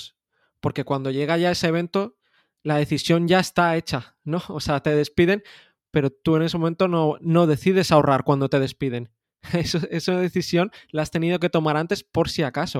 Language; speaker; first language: Spanish; native; Spanish